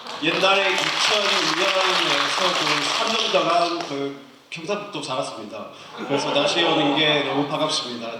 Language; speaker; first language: Korean; non-native, fluent; English